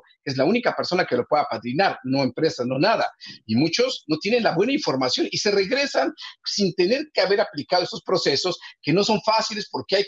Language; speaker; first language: Spanish; native; Spanish